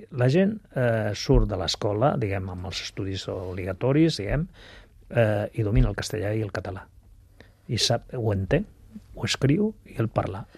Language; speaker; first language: Catalan; non-native, local second language; Spanish